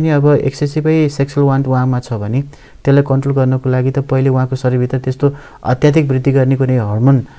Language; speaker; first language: Nepali; native; Nepali